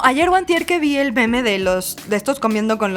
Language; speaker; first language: Spanish; native; Spanish